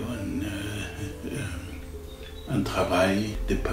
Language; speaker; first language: French; non-native, learner; German